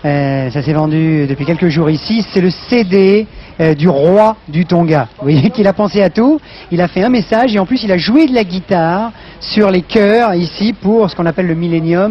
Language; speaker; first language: French; native; French